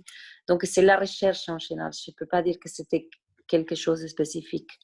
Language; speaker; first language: French; non-native, fluent; Spanish